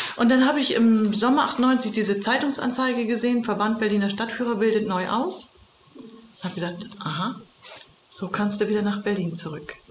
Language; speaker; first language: German; native; German